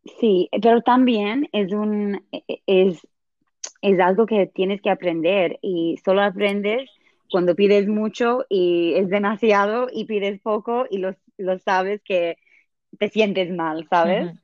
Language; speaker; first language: Spanish; non-native, learner; English